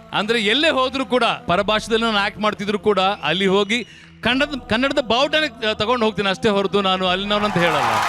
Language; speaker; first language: Kannada; non-native, local second language; Telugu